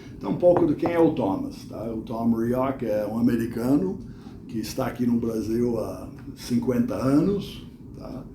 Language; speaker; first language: Portuguese; non-native, fluent; English